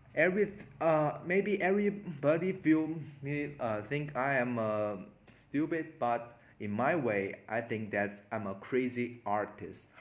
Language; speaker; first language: English; non-native, learner; Chinese